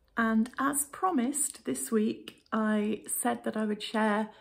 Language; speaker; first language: English; native; English